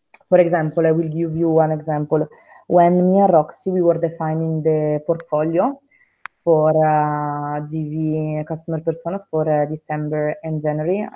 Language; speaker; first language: English; non-native, fluent; Italian